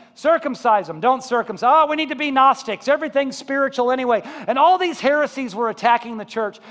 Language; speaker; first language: English; native; English